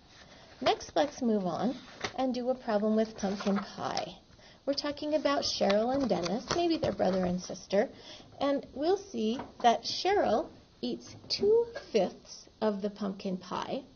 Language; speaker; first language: English; native; English